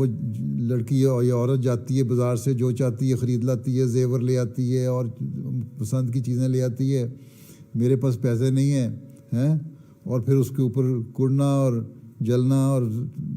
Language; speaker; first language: Urdu; native; Urdu